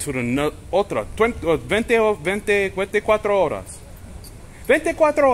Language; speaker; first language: Spanish; non-native, learner; English